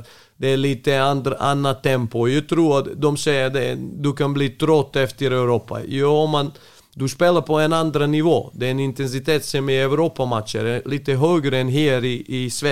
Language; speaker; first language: Swedish; non-native, fluent; Serbian